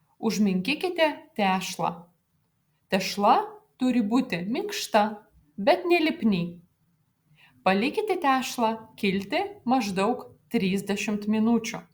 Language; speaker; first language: Lithuanian; non-native, fluent; Russian